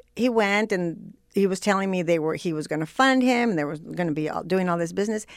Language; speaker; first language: English; native; English